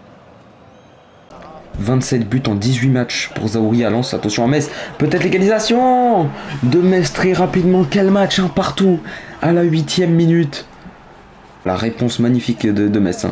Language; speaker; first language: French; native; French